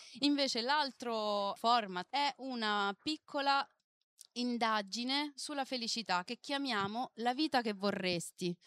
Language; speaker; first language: Italian; native; Italian